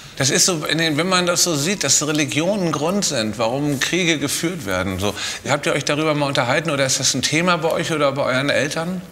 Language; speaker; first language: German; native; German